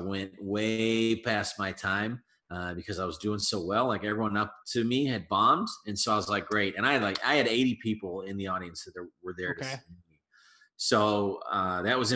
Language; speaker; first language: English; native; English